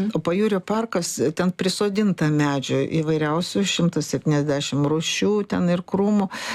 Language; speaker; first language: Lithuanian; early bilingual, heritage; Lithuanian